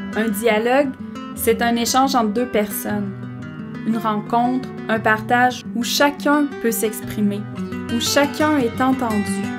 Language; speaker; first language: French; native; French